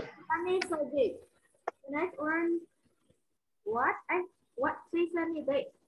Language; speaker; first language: English; non-native, learner; Vietnamese